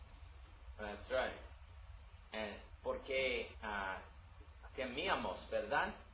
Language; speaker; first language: Spanish; non-native, learner; English